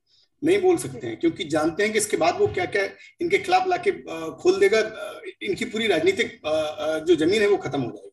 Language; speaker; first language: Hindi; native; Hindi